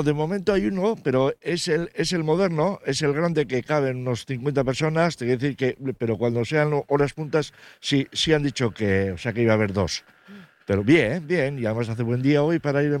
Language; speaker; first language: Spanish; native; Spanish